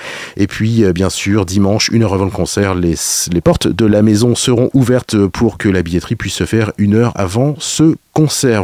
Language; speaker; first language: French; native; French